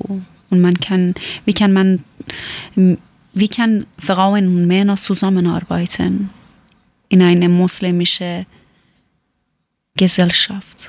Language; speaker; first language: German; non-native, learner; Persian